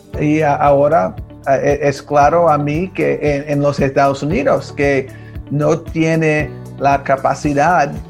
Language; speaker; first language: Spanish; early bilingual, heritage; Spanish